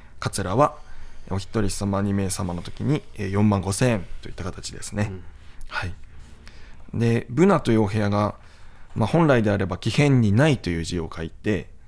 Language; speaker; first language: Japanese; native; Japanese